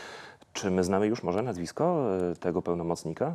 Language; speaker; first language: Polish; native; Polish